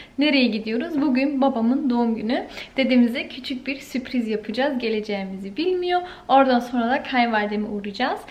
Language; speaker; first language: Turkish; early bilingual, heritage; Turkish